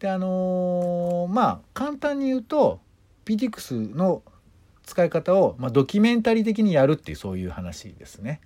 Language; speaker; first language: Japanese; native; Japanese